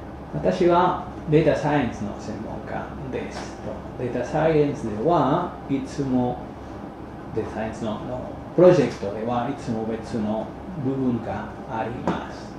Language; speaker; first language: Japanese; non-native, fluent; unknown